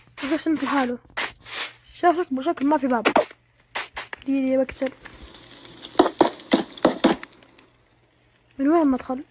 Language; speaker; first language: Arabic; native; Arabic